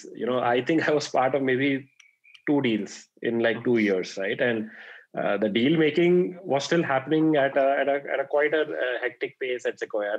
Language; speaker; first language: English; non-native, local second language; Hindi